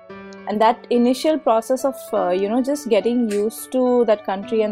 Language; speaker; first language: English; non-native, local second language; Hindi